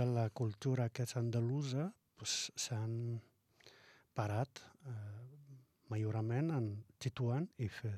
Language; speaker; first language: Catalan; non-native, fluent; Arabic